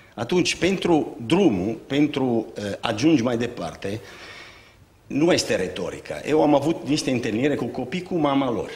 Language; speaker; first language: Romanian; non-native, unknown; Italian